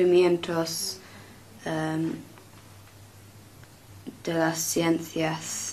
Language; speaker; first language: Spanish; non-native, learner; English